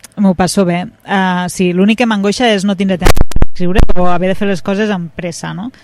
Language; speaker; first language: Catalan; native; Catalan